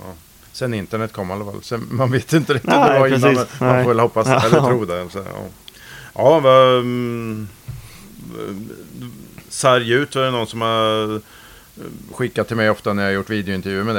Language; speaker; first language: Swedish; native; Swedish